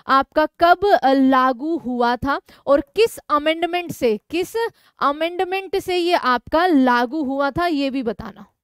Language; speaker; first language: Hindi; native; Hindi